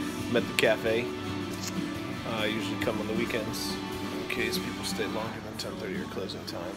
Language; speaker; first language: English; native; English